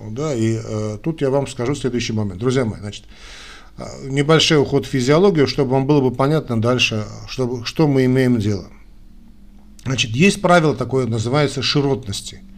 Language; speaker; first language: Russian; non-native, local second language; Armenian